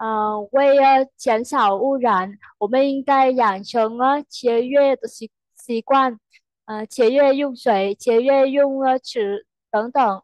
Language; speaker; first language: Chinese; non-native, fluent; Vietnamese